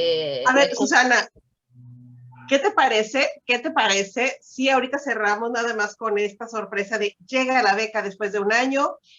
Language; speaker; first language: Spanish; native; Spanish